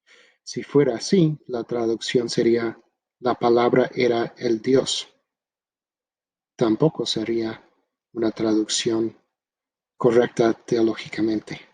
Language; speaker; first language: Spanish; non-native, fluent; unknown